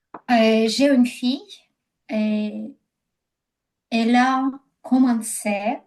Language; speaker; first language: French; non-native, learner; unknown